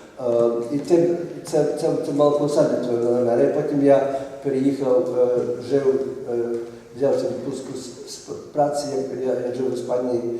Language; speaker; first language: Ukrainian; early bilingual, heritage; Ukrainian